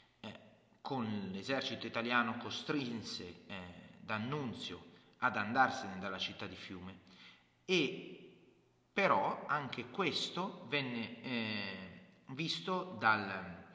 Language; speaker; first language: Italian; native; Italian